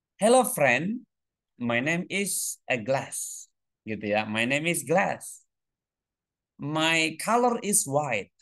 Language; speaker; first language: English; non-native, fluent; Indonesian